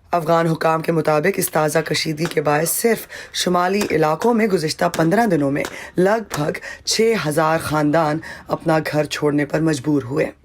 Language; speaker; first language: Urdu; native; Urdu